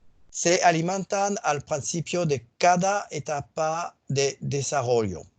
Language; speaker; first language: Spanish; non-native, fluent; French